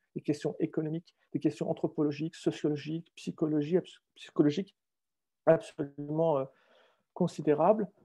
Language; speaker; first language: French; native; French